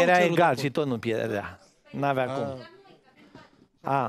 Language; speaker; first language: Romanian; native; Romanian